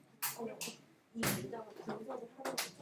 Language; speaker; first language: Korean; native; Korean